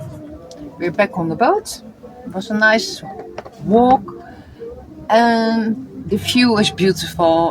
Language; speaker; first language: English; non-native, fluent; Dutch